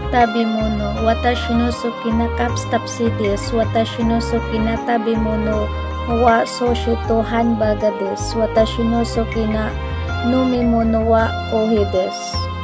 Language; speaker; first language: Japanese; non-native, learner; Filipino